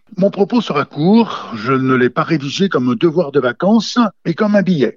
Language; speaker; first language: French; native; French